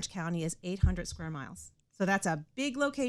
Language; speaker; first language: English; native; English